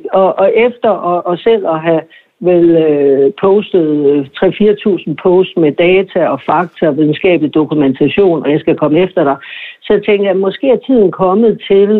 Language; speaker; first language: Danish; native; Danish